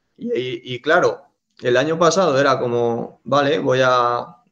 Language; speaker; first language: Spanish; native; Spanish